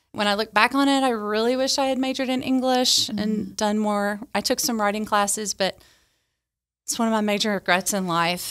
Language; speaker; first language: English; native; English